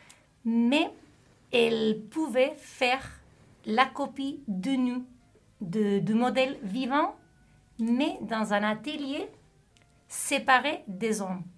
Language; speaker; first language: French; non-native, fluent; Spanish